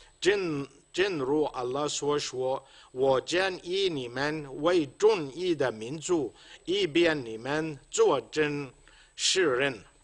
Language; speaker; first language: Chinese; non-native, fluent; Arabic